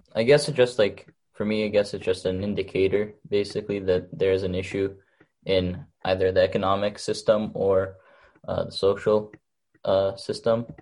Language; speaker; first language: English; early bilingual, other home language; Arabic